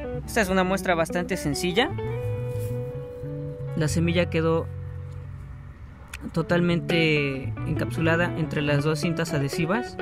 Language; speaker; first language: Spanish; native; Spanish